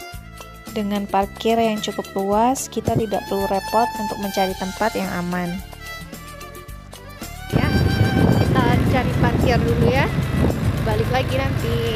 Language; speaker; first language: Indonesian; native; Indonesian